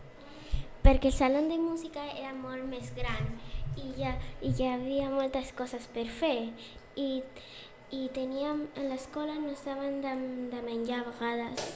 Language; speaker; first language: Catalan; non-native, learner; Spanish